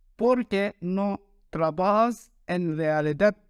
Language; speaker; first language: Spanish; non-native, learner; Turkish